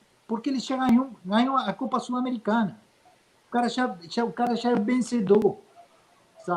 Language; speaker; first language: Portuguese; non-native, fluent; Spanish